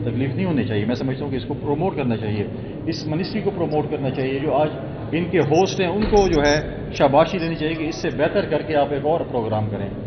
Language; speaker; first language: Urdu; non-native, local second language; Saraiki